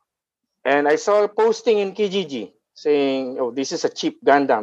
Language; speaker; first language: English; non-native, local second language; Filipino